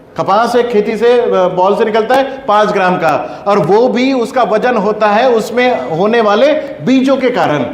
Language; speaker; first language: Hindi; non-native, local second language; Kannada